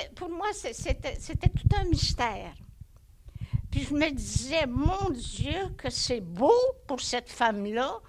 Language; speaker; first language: French; native; French